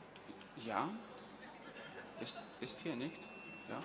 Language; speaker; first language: German; non-native, learner; Lithuanian